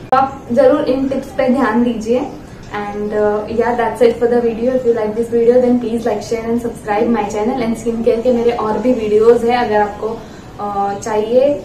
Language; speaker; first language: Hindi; non-native, local second language; Marathi